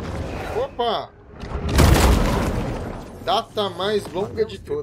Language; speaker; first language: Portuguese; native; Portuguese